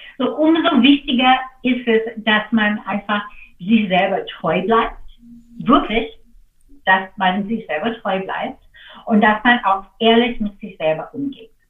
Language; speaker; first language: German; non-native, fluent; English